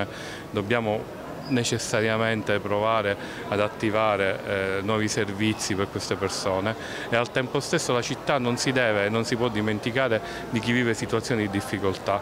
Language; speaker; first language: Italian; native; Italian